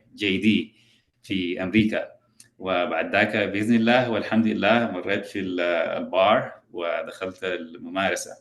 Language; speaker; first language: Arabic; early bilingual, other home language; English